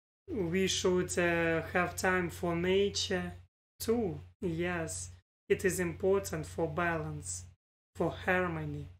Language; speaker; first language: English; non-native, learner; Russian